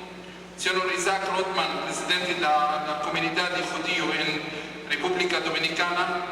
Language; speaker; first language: Spanish; non-native, fluent; Hebrew